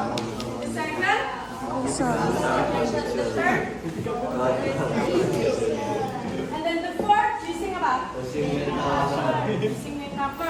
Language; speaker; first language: English; non-native, learner; Indonesian